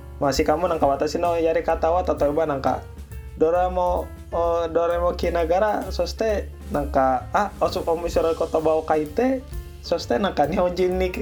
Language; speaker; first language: Japanese; non-native, learner; Indonesian